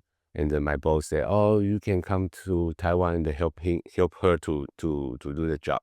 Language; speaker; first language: English; non-native, learner; Chinese